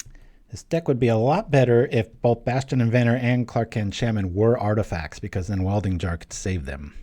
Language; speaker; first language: English; native; English